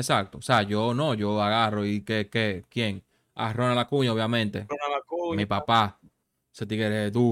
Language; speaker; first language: Spanish; native; Spanish